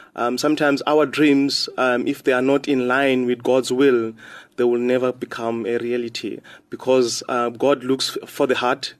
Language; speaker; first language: English; non-native, local second language; Xhosa